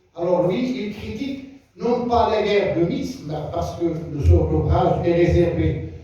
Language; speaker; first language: French; non-native, local second language; Arabic